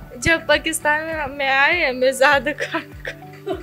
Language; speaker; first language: Hindi; non-native, learner; Russian